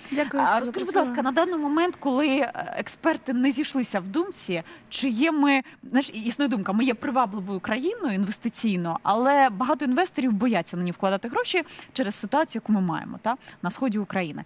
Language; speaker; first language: Ukrainian; native; Ukrainian